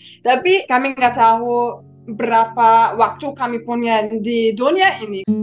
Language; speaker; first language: Indonesian; non-native, fluent; German